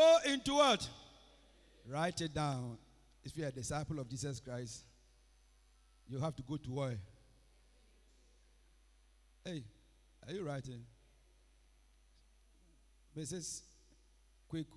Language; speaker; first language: English; non-native, local second language; Akan